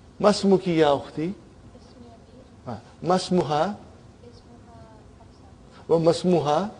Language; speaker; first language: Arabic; non-native, fluent; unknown